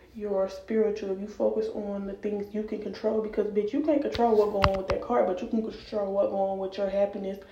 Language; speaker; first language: English; native; English